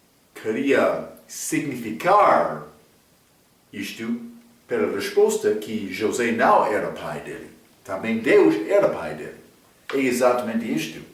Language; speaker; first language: Portuguese; non-native, fluent; English